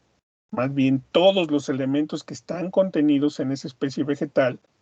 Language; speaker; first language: Spanish; native; Spanish